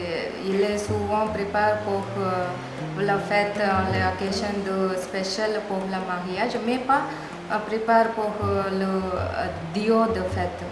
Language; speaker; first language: French; non-native, learner; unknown